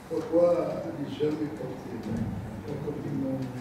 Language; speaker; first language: French; non-native, learner; Arabic